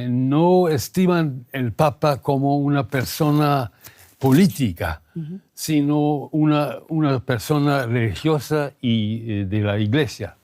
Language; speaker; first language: Spanish; non-native, fluent; German